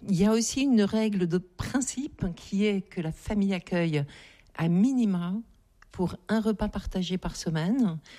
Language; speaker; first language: French; native; French